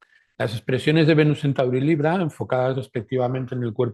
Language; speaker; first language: Spanish; native; Spanish